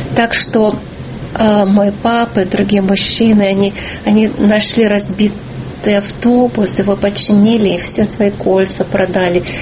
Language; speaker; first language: Russian; early bilingual, heritage; Russian